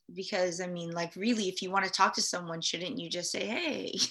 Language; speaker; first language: English; early bilingual, other home language; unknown